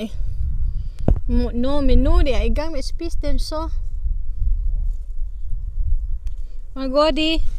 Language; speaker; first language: Danish; non-native, learner; Filipino